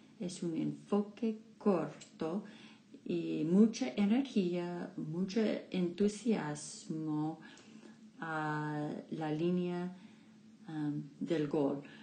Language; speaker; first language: Spanish; non-native, learner; English